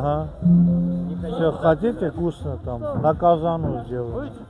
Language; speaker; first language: Russian; non-native, fluent; Armenian